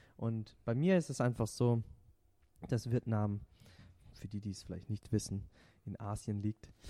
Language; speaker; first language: German; non-native, local second language; Vietnamese